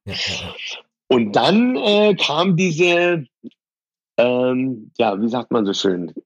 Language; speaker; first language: German; early bilingual, other home language; Persian